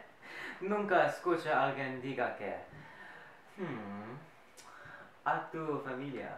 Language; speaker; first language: Spanish; non-native, learner; English